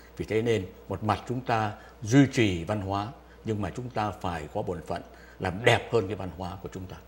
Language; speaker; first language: Vietnamese; native; Vietnamese